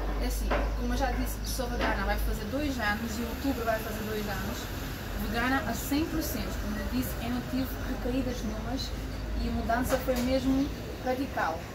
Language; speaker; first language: Portuguese; non-native, fluent; Ukrainian